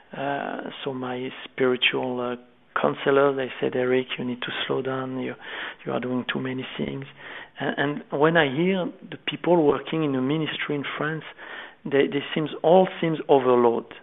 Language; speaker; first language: English; non-native, fluent; French